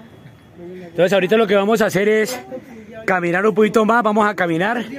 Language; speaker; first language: Spanish; native; Spanish